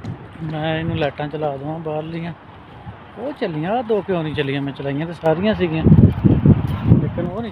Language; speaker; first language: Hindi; non-native, local second language; Punjabi